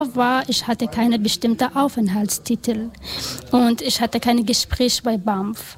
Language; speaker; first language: German; non-native, learner; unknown